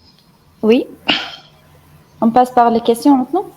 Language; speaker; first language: French; non-native, fluent; Arabic